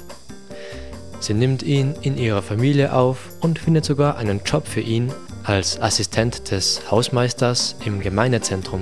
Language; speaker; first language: German; native; German